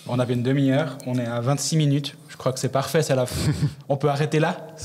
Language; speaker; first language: French; native; French